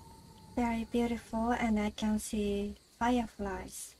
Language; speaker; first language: English; non-native, fluent; Japanese